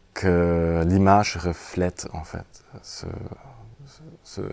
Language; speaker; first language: French; non-native, fluent; German